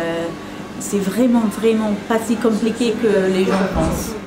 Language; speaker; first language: French; non-native, fluent; English